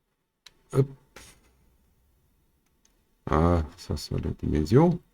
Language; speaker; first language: French; non-native, fluent; German